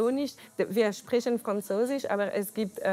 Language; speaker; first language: German; non-native, learner; French